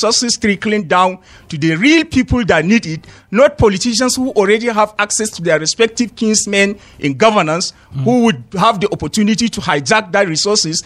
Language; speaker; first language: English; non-native, local second language; Hausa